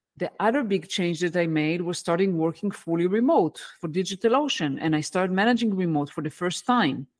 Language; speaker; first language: English; non-native, fluent; Hebrew